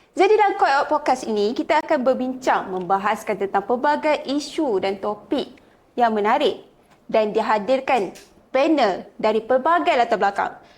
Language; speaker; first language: Malay; native; Malay